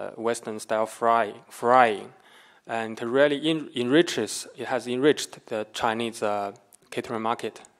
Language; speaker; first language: English; non-native, fluent; Chinese